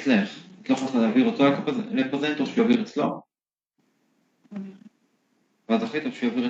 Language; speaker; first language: Hebrew; native; Hebrew